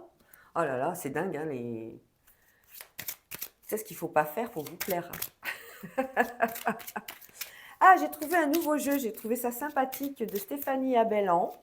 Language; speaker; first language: French; native; French